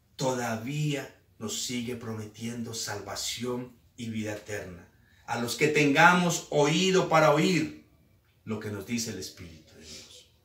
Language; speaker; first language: Spanish; native; Spanish